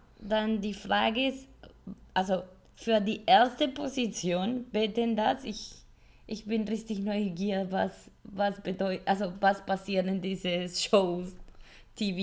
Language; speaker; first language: German; non-native, learner; Spanish